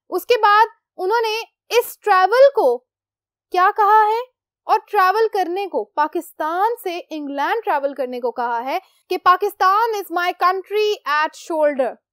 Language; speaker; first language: Urdu; native; Urdu